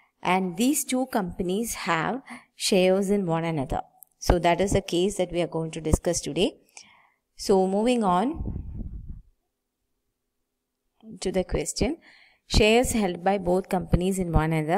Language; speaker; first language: English; non-native, local second language; Malayalam